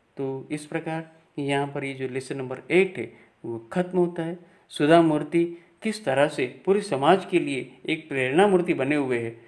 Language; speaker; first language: Hindi; non-native, local second language; Gujarati